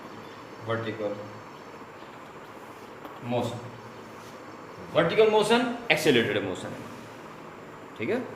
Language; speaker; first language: Hindi; native; Hindi